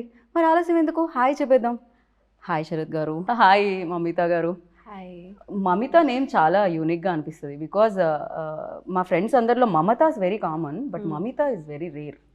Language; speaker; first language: Telugu; native; Telugu